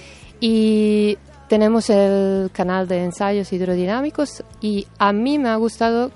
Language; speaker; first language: Spanish; non-native, fluent; Serbian